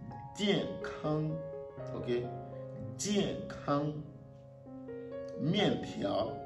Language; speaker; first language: Chinese; non-native, learner; French